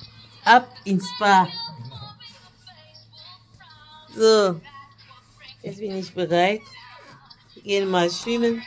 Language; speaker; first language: German; non-native, learner; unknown